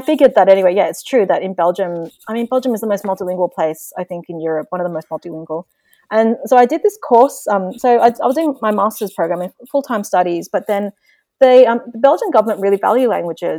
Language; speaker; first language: English; non-native, local second language; Vietnamese